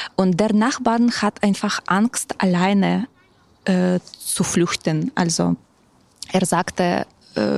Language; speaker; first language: German; non-native, fluent; Ukrainian